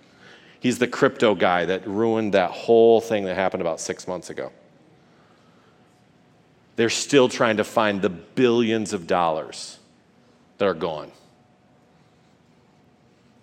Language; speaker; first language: English; native; English